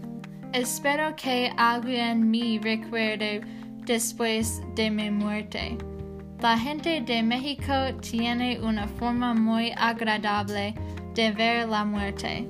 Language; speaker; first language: Spanish; non-native, learner; English